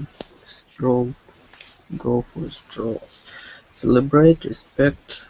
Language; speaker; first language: English; non-native, learner; Russian